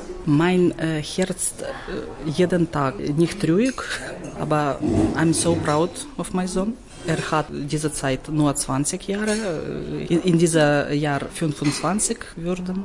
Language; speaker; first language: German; non-native, learner; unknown